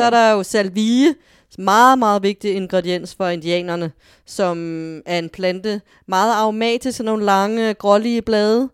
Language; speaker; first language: Danish; native; Danish